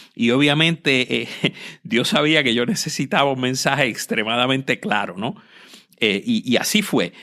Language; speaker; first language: Spanish; native; Spanish